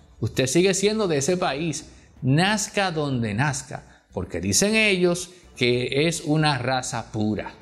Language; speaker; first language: Spanish; native; Spanish